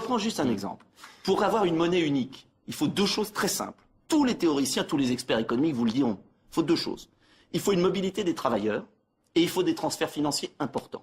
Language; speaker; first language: French; native; French